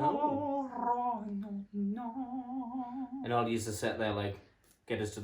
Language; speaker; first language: English; native; English